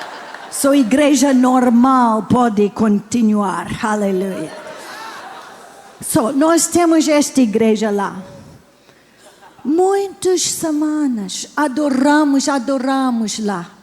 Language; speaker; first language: Portuguese; non-native, learner; English